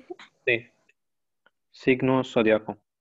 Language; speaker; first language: Spanish; non-native, learner; Arabic